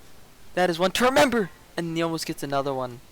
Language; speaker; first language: English; native; English